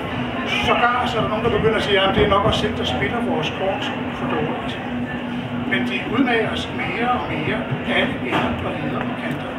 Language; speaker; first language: Danish; native; Danish